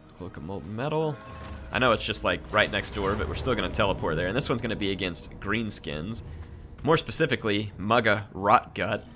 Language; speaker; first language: English; native; English